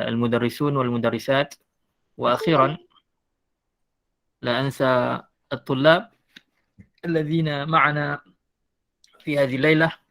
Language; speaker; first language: Arabic; non-native, fluent; Malay